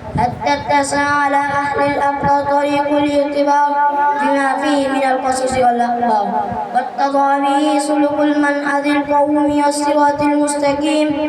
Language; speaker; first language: Arabic; non-native, fluent; Bangla